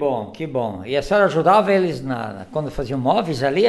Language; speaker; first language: Portuguese; native; Portuguese